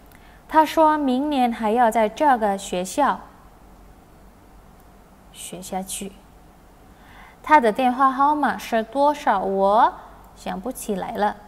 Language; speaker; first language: Chinese; non-native, fluent; Indonesian